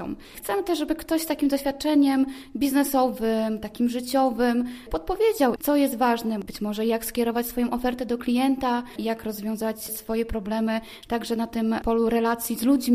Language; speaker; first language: Polish; native; Polish